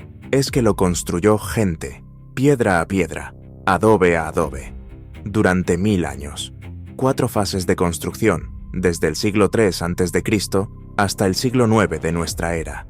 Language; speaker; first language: Spanish; native; Spanish